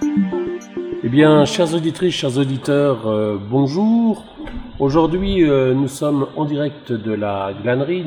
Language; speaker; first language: French; native; French